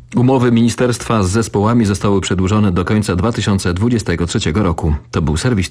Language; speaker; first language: Polish; native; Polish